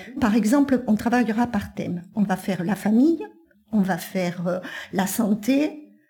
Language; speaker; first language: French; native; French